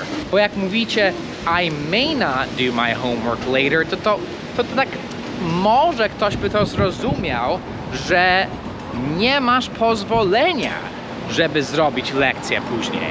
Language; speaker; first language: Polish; non-native, fluent; English